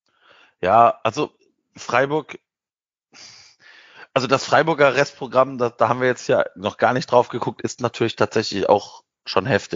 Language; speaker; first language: German; native; German